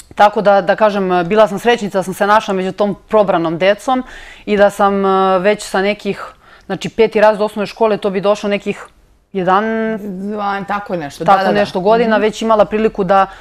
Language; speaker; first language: Serbian; native; Serbian